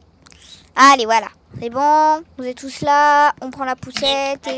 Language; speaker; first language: French; native; French